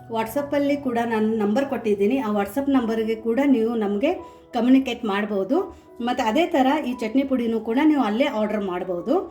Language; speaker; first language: Kannada; non-native, local second language; Marathi